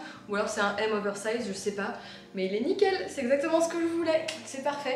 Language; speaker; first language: French; native; French